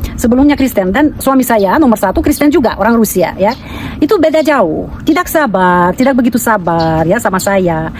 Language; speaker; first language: Indonesian; non-native, fluent; Russian